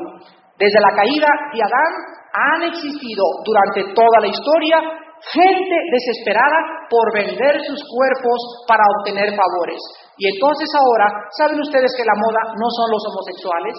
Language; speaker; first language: Spanish; native; Spanish